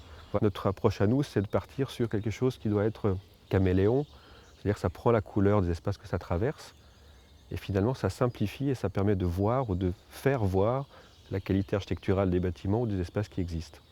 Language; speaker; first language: French; native; French